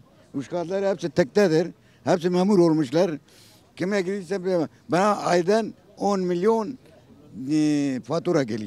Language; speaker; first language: Turkish; non-native, local second language; Kurdish